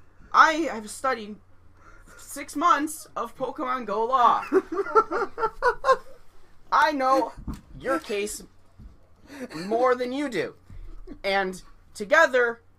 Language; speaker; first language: English; native; English